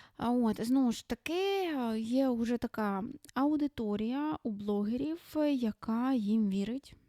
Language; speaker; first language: Ukrainian; non-native, local second language; Russian